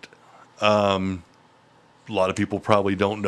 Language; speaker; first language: English; native; English